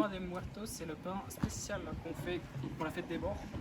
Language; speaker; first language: French; native; French